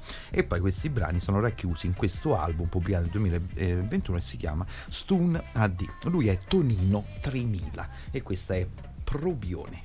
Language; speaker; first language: Italian; native; Italian